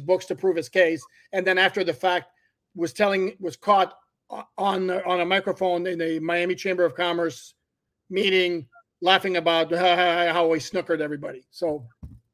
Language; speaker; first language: English; non-native, fluent; French